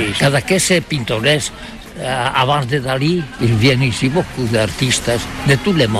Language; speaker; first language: French; non-native, learner; Catalan